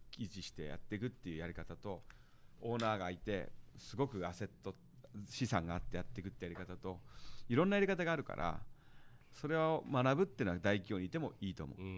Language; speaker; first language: Japanese; early bilingual, heritage; Japanese